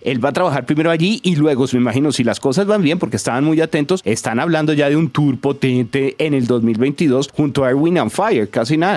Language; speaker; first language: Spanish; native; Spanish